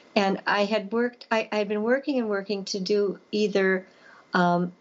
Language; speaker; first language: English; native; English